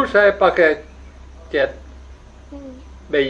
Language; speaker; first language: Indonesian; non-native, learner; Dutch